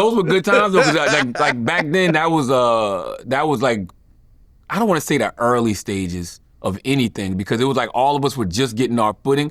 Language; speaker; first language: English; native; English